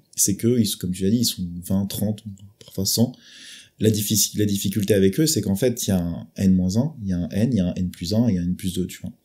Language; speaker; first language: French; native; French